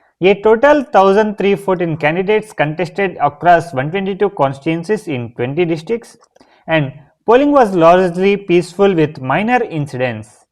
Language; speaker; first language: English; non-native, local second language; Telugu